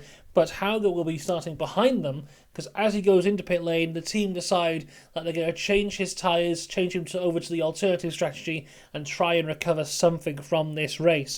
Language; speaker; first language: English; native; English